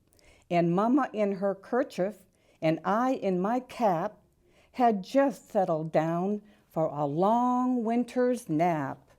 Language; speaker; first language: English; native; English